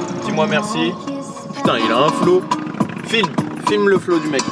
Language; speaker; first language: French; native; French